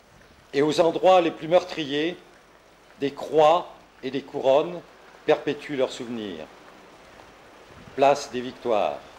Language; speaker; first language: French; native; French